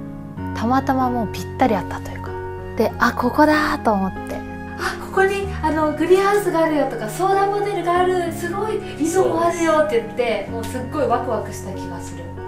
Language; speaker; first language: Japanese; native; Japanese